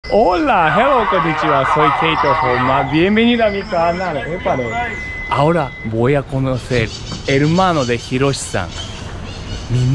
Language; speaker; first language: Spanish; non-native, learner; Japanese